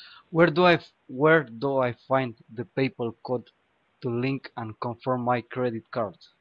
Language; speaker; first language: English; non-native, learner; Romanian